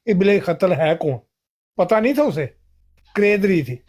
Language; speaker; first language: Urdu; non-native, local second language; Punjabi